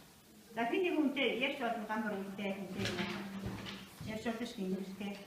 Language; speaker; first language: Russian; non-native, fluent; Mongolian